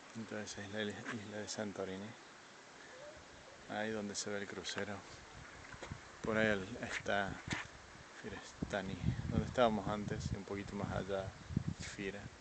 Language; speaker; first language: Spanish; native; Spanish